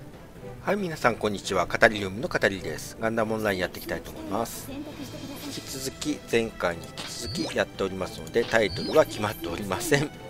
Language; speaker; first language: Japanese; native; Japanese